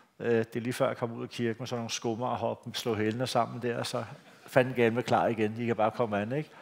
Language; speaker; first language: Danish; native; Danish